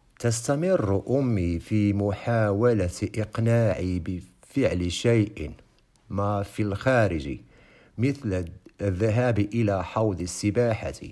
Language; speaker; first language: Arabic; non-native, fluent; Indonesian